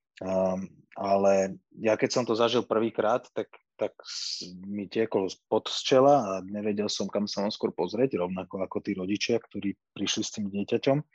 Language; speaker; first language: Slovak; native; Slovak